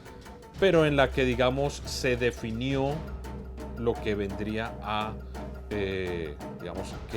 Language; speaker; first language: Spanish; native; Spanish